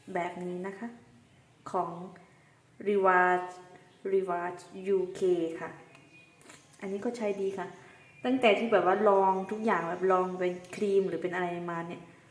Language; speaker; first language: Thai; native; Thai